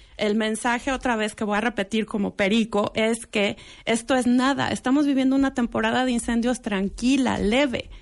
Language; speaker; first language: Spanish; native; Spanish